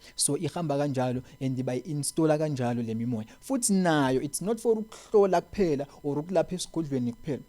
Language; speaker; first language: Zulu; non-native, local second language; Swati